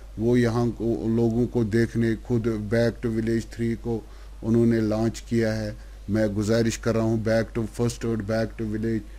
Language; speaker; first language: Urdu; non-native, local second language; Kashmiri